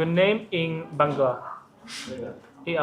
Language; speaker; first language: English; non-native, fluent; Chinese